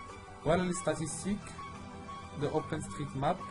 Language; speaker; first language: French; non-native, learner; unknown